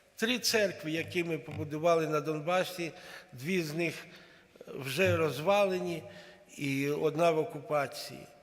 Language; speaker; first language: Ukrainian; non-native, local second language; Russian